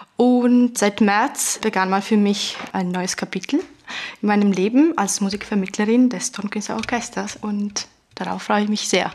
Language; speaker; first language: German; non-native, fluent; Italian